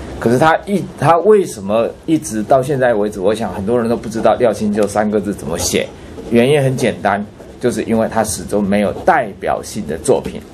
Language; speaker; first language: Chinese; non-native, local second language; Hakka Chinese